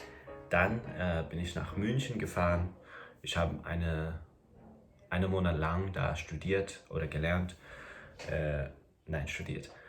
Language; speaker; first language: German; non-native, fluent; English